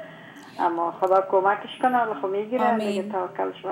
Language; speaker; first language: Persian; native; Persian